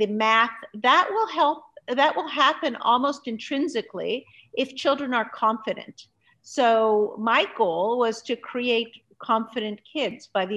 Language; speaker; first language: English; native; English